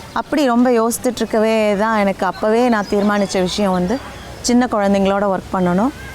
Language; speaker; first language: Tamil; native; Tamil